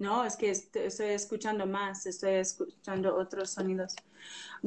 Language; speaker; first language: Spanish; non-native, fluent; English